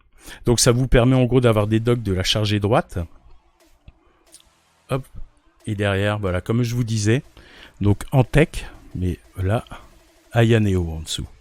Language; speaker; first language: French; native; French